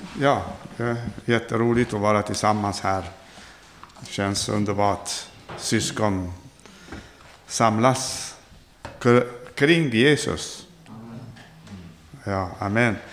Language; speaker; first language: Swedish; non-native, fluent; Arabic